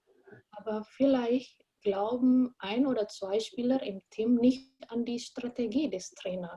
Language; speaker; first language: German; non-native, fluent; Indonesian